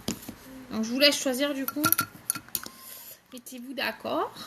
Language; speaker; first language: French; native; French